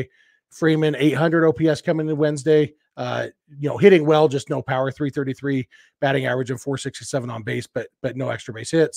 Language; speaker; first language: English; native; English